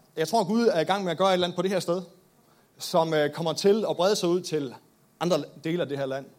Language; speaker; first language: Danish; native; Danish